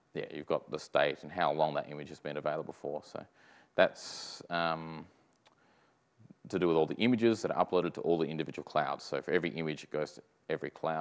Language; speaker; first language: English; native; English